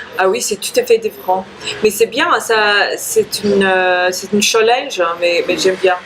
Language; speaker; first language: French; non-native, fluent; English